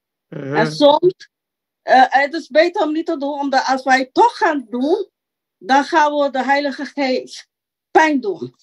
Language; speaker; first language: Dutch; non-native, local second language; Papiamento